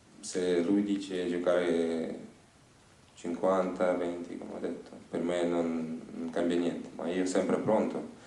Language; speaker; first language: Italian; non-native, learner; Ukrainian